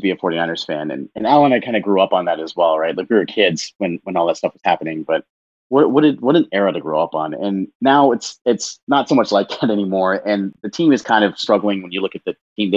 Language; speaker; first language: English; native; English